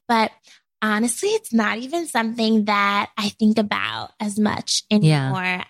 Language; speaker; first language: English; native; English